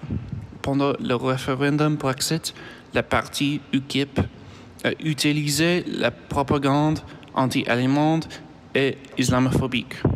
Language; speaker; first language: French; non-native, learner; English